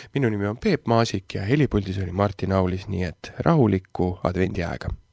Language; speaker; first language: Estonian; native; Estonian